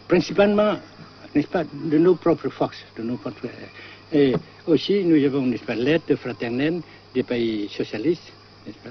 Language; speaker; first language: French; non-native, fluent; Vietnamese